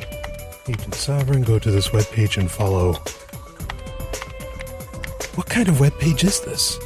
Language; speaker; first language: English; native; English